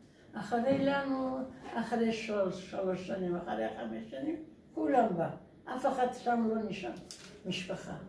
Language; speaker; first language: Hebrew; non-native, learner; Russian